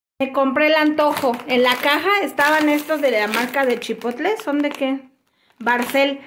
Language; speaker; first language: Spanish; native; Spanish